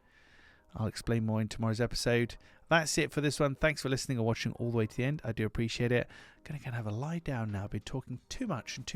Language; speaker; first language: English; native; English